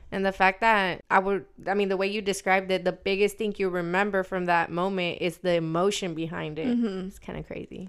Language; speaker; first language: English; early bilingual, other home language; Spanish